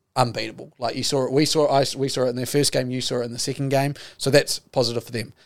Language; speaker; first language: English; native; English